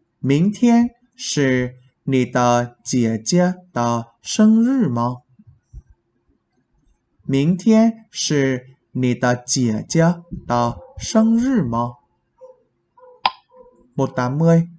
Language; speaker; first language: Chinese; non-native, fluent; Vietnamese